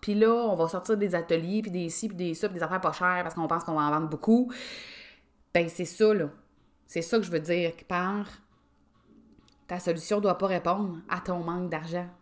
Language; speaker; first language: French; native; French